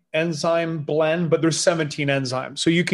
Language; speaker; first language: English; non-native, fluent; French